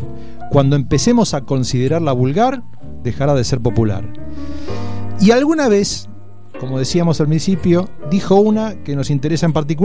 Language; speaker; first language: Spanish; native; Spanish